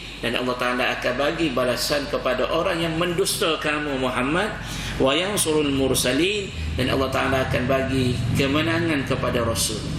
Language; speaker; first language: Malay; native; Malay